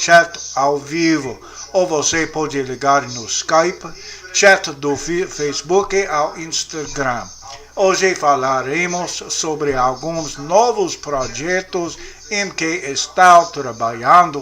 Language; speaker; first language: Portuguese; non-native, learner; English